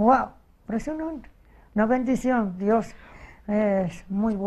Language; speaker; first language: Spanish; early bilingual, heritage; Spanish